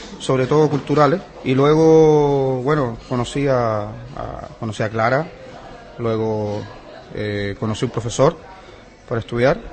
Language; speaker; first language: Spanish; native; Spanish